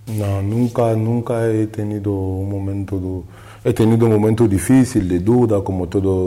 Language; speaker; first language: Spanish; non-native, learner; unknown